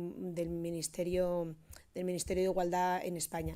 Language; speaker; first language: Spanish; native; Spanish